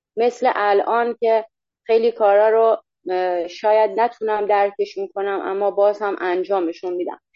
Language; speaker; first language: Persian; native; Persian